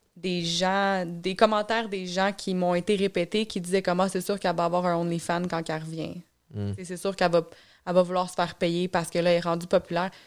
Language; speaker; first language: French; native; French